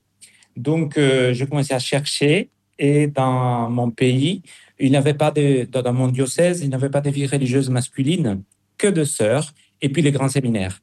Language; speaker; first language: French; non-native, fluent; Spanish